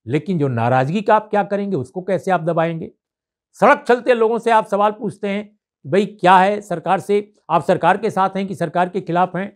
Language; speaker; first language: Hindi; native; Hindi